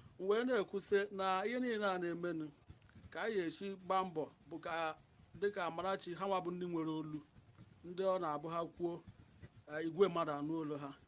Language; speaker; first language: Igbo; native; Igbo